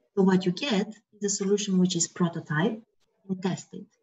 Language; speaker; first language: English; non-native, fluent; Romanian